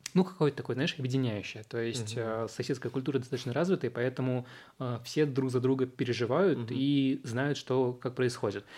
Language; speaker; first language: Russian; early bilingual, other home language; Uzbek